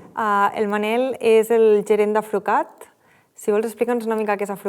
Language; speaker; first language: Catalan; native; Catalan